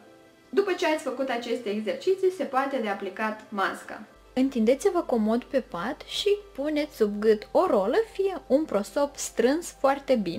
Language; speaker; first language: Romanian; native; Romanian